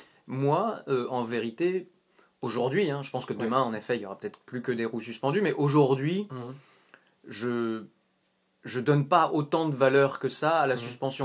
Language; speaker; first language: French; native; French